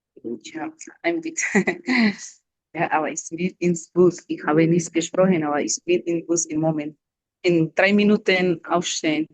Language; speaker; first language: German; non-native, learner; Spanish